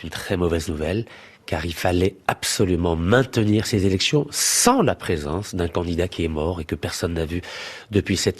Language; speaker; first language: French; native; French